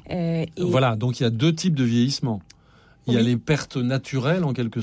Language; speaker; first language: French; native; French